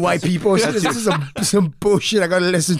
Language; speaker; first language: English; early bilingual, other home language; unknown